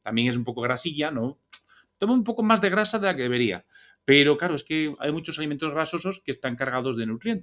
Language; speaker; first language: Spanish; native; Spanish